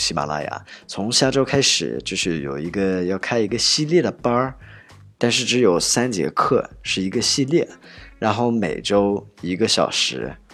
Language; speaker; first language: Chinese; non-native, fluent; English